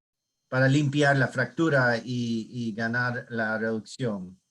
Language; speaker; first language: Spanish; non-native, learner; English